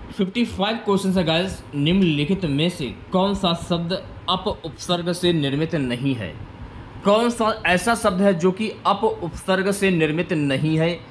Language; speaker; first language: Hindi; native; Hindi